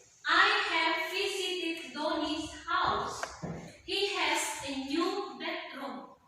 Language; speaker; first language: English; non-native, learner; Indonesian